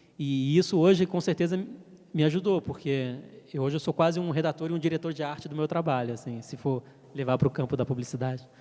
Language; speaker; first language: Portuguese; early bilingual, heritage; French